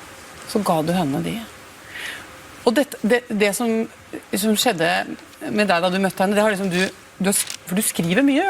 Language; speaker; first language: Norwegian; native; Norwegian